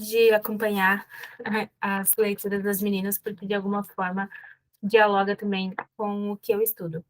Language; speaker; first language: Portuguese; native; Portuguese